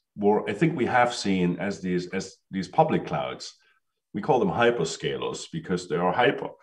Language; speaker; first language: English; non-native, fluent; German